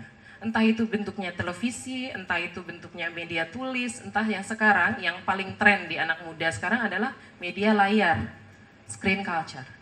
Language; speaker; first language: Indonesian; native; Indonesian